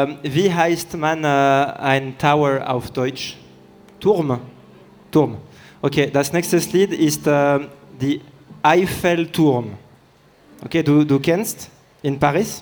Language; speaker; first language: German; non-native, learner; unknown